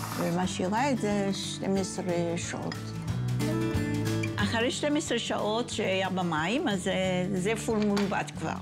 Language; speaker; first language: Hebrew; non-native, fluent; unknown